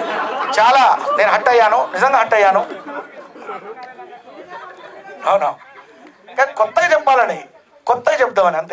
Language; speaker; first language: Telugu; native; Telugu